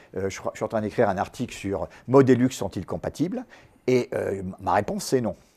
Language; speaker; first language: French; native; French